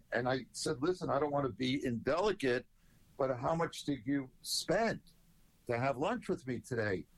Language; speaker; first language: English; native; English